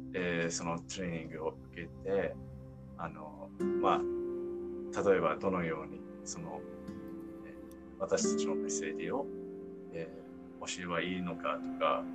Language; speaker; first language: Japanese; non-native, fluent; English